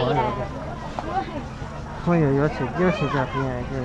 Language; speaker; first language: Chinese; non-native, learner; English